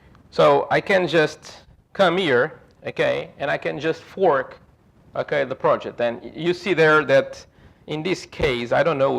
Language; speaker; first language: English; non-native, fluent; Portuguese